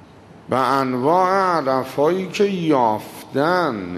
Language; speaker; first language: Persian; native; Persian